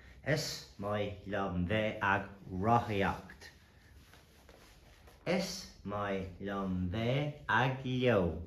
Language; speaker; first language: Irish; non-native, local second language; English